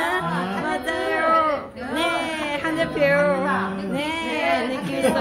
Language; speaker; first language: Korean; non-native, learner; Cantonese